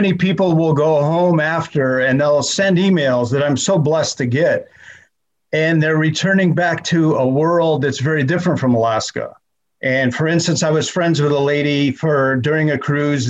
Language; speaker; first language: English; native; English